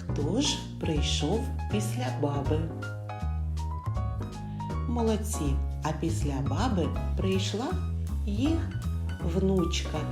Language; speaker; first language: Ukrainian; native; Ukrainian